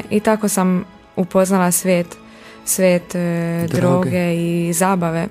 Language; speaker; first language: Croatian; non-native, local second language; Hungarian